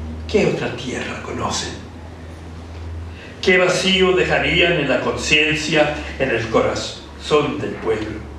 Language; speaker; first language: Spanish; early bilingual, heritage; Spanish